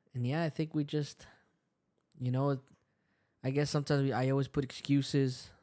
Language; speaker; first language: English; early bilingual, other home language; Spanish